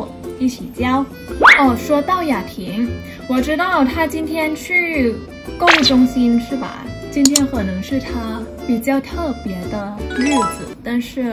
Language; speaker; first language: Chinese; non-native, fluent; Thai